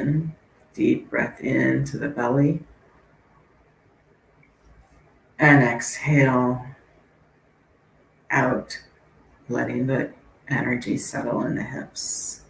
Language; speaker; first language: English; native; English